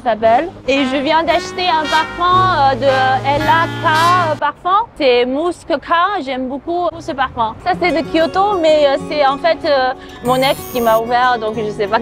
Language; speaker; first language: French; non-native, fluent; Chinese